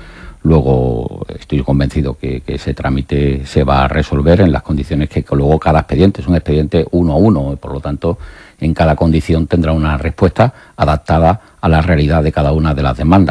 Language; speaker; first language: Spanish; native; Spanish